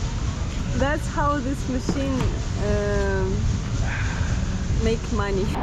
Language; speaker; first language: English; non-native, fluent; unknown